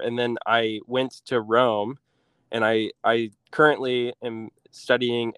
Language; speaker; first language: English; native; English